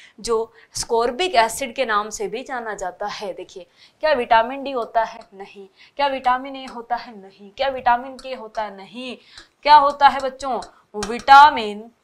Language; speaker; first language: Hindi; native; Hindi